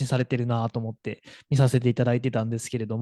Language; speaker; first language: Japanese; native; Japanese